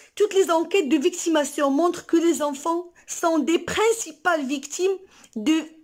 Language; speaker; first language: French; non-native, local second language; Arabic